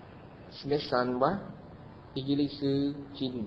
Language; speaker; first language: Japanese; non-native, learner; Vietnamese